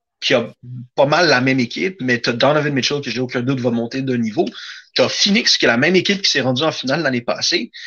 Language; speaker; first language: French; native; French